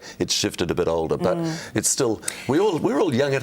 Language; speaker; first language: English; native; English